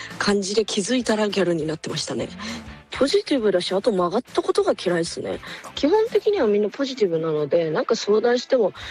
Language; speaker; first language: Japanese; native; Japanese